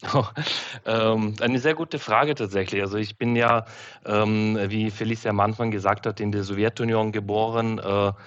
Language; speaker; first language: German; non-native, fluent; Ukrainian